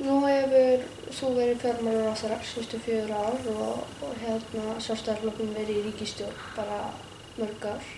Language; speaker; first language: Icelandic; native; Icelandic